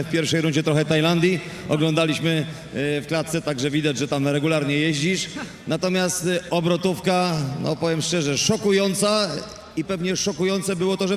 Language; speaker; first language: Polish; native; Polish